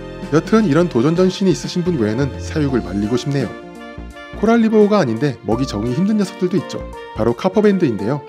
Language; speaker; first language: Korean; native; Korean